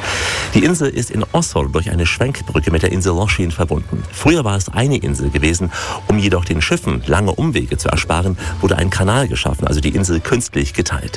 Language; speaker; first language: German; native; German